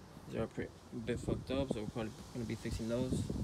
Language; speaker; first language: English; early bilingual, other home language; Spanish